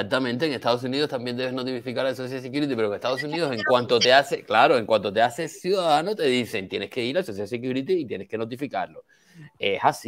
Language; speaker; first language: Spanish; native; Spanish